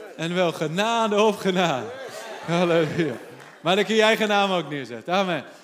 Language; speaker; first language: Dutch; native; Dutch